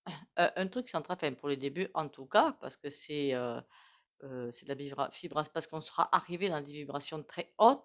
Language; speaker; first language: French; native; French